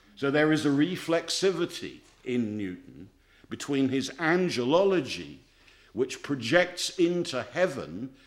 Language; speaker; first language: English; native; English